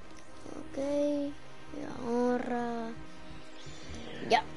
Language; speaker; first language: Spanish; early bilingual, heritage; English